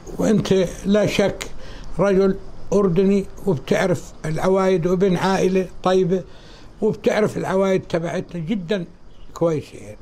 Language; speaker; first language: Arabic; native; Arabic